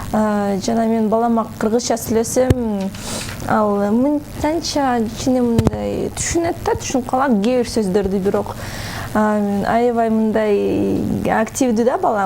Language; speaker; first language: Kyrgyz; non-native, local second language; Russian